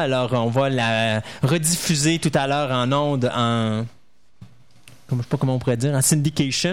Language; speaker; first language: French; native; French